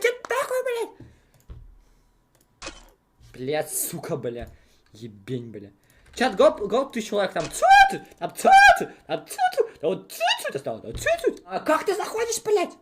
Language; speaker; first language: Russian; non-native, local second language; Kazakh